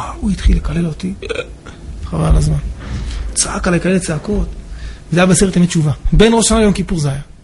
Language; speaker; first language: Hebrew; native; Hebrew